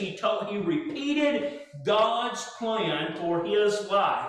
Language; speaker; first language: English; native; English